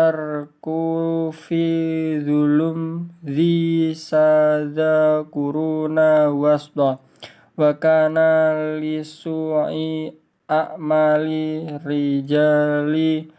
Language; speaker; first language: Arabic; non-native, learner; Indonesian